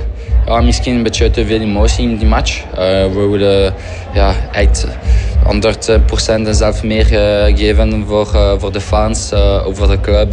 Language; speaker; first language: Dutch; non-native, fluent; French